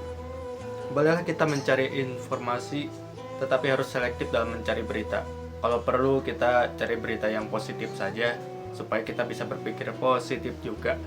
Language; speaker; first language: Indonesian; native; Indonesian